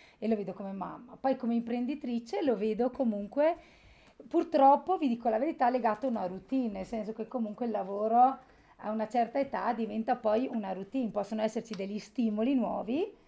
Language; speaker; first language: Italian; native; Italian